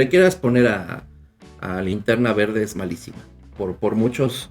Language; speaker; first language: Spanish; native; Spanish